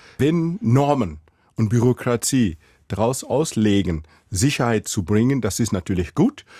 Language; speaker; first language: German; non-native, fluent; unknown